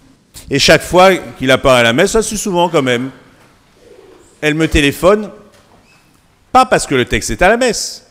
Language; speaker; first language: French; native; French